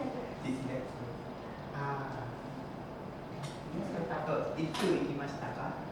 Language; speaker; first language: Japanese; non-native, learner; Indonesian